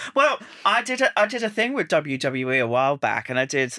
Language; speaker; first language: English; native; English